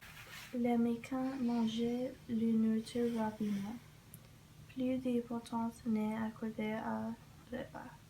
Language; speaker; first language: French; non-native, learner; English